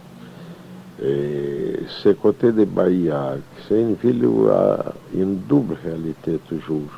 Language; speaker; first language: French; non-native, fluent; Portuguese